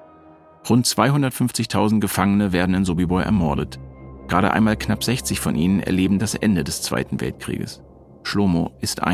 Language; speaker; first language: German; native; German